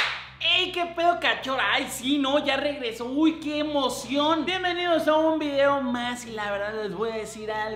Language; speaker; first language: Spanish; native; Spanish